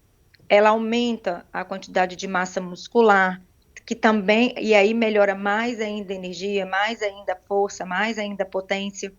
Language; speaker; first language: Portuguese; native; Portuguese